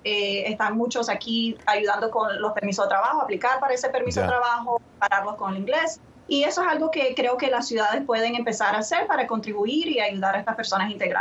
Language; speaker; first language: Spanish; early bilingual, other home language; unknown